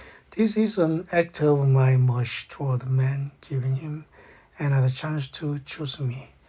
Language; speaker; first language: English; non-native, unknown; Korean